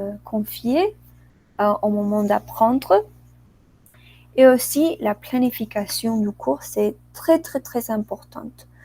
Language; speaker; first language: French; non-native, learner; Spanish